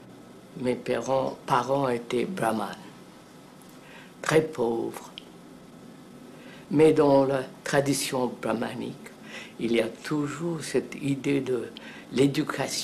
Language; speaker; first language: French; non-native, fluent; Telugu